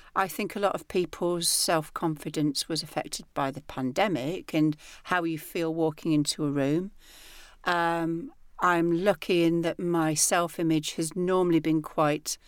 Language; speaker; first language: English; native; English